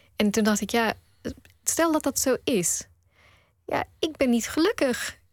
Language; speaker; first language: Dutch; early bilingual, other home language; Punjabi